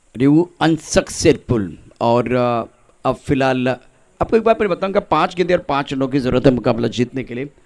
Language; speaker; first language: Hindi; non-native, local second language; Marathi